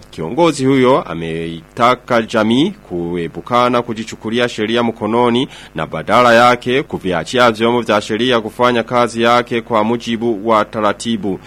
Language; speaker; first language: Swahili; non-native, local second language; Rundi